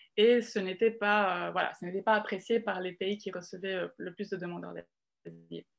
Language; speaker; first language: French; non-native, fluent; Italian